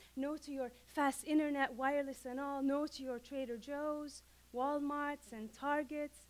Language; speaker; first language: English; non-native, fluent; Arabic